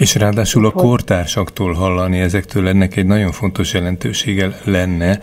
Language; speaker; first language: Hungarian; native; Hungarian